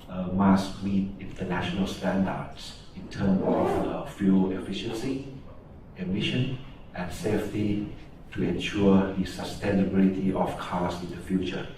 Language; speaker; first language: English; non-native, fluent; Thai